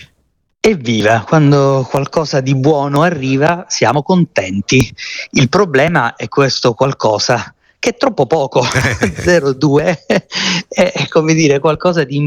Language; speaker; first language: Italian; native; Italian